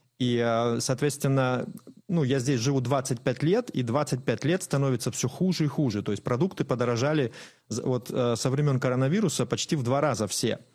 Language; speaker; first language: Russian; native; Russian